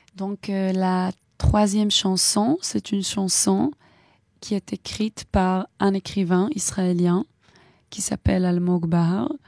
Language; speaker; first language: French; early bilingual, heritage; French